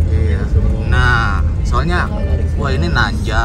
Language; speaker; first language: Indonesian; native; Indonesian